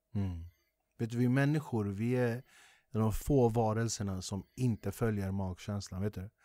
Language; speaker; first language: Swedish; early bilingual, other home language; Kurdish